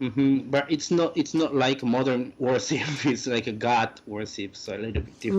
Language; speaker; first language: English; non-native, fluent; Japanese